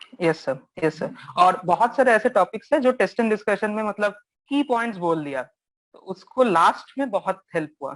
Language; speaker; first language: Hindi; non-native, local second language; Bangla